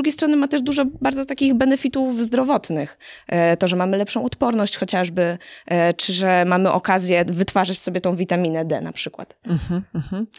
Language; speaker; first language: Polish; native; Polish